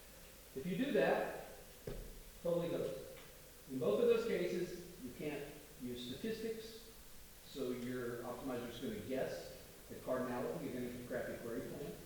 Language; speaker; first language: English; native; English